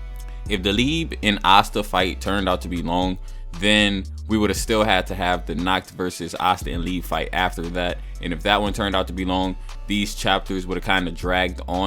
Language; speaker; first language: English; native; English